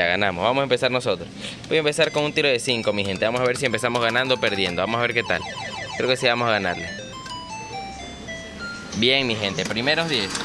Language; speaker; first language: Spanish; native; Spanish